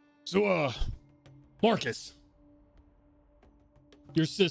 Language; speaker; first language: English; native; English